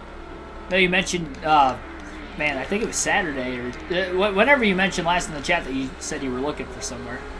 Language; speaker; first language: English; native; English